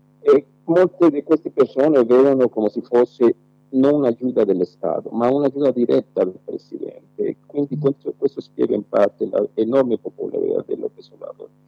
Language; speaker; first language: Italian; non-native, fluent; Spanish